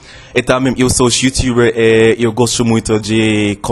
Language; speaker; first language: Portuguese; non-native, learner; English